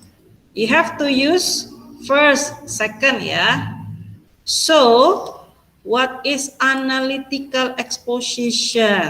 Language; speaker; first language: English; non-native, fluent; Indonesian